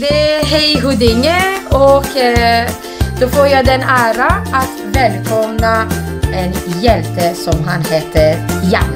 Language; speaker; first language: Swedish; non-native, fluent; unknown